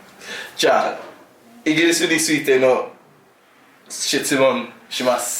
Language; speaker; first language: Japanese; non-native, fluent; English